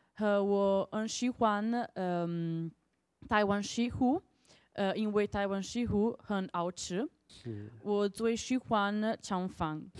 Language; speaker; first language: Chinese; non-native, learner; Italian